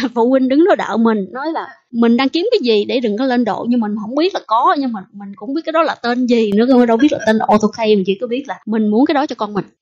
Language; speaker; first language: Vietnamese; early bilingual, heritage; Vietnamese